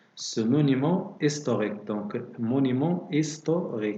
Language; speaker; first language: French; non-native, local second language; Arabic